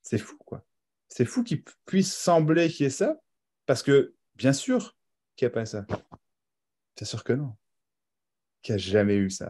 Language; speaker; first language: French; native; French